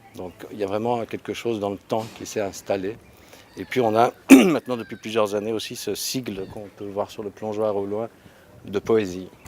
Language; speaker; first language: French; native; French